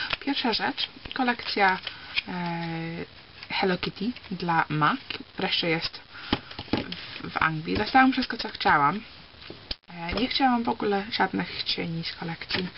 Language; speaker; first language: Polish; early bilingual, heritage; Polish